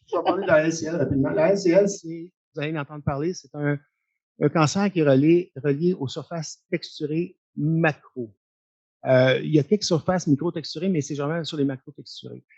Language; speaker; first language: French; native; French